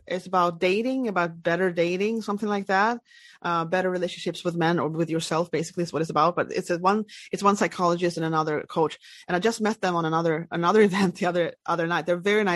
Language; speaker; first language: English; non-native, fluent; Swedish